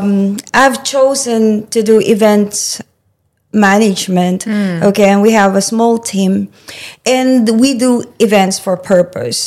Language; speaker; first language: English; non-native, local second language; Filipino